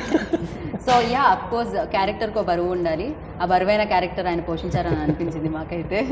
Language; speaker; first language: Telugu; native; Telugu